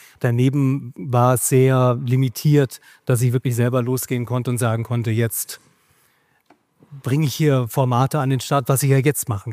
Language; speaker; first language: German; native; German